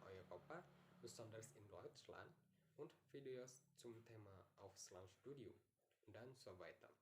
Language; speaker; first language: German; non-native, learner; Indonesian